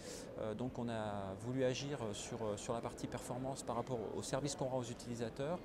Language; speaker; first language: French; native; French